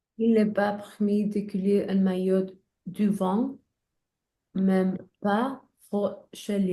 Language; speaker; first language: French; non-native, learner; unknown